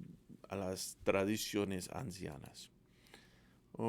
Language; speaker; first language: Spanish; non-native, fluent; English